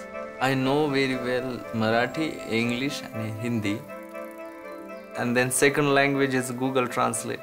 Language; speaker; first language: English; non-native, local second language; Marathi